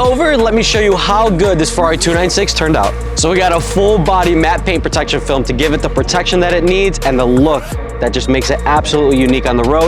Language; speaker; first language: English; native; English